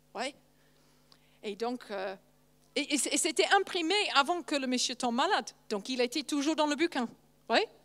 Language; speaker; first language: French; non-native, fluent; English